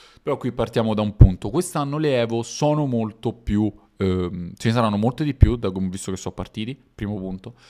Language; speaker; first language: Italian; native; Italian